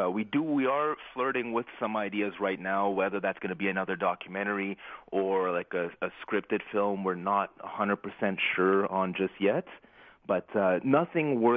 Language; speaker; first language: English; native; English